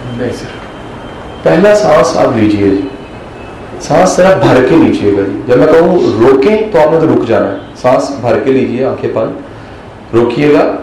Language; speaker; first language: Urdu; non-native, local second language; Punjabi